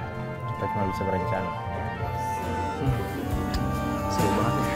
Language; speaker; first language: Indonesian; native; Indonesian